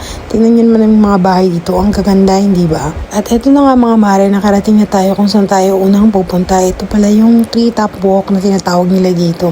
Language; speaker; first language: Filipino; native; Filipino